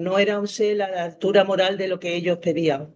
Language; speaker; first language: Spanish; native; Spanish